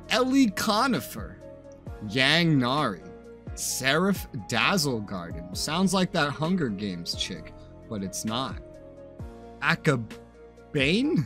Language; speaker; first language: English; native; English